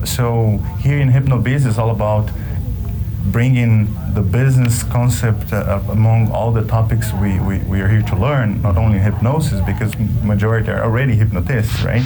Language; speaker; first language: English; non-native, fluent; Portuguese